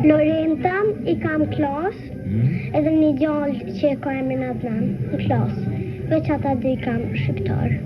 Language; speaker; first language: Albanian; early bilingual, heritage; Albanian